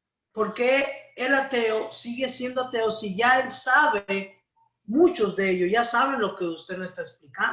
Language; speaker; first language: Spanish; native; Spanish